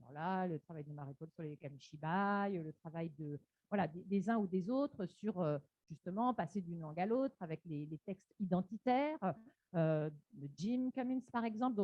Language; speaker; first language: French; native; French